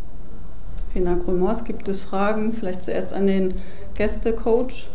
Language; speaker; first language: German; native; German